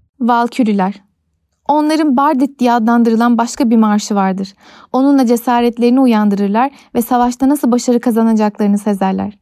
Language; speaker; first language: Turkish; native; Turkish